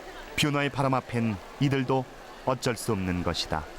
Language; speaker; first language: Korean; native; Korean